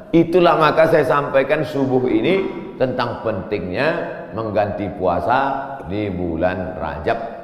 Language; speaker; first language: Malay; native; Malay